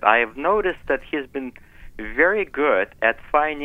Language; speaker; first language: English; non-native, fluent; Ukrainian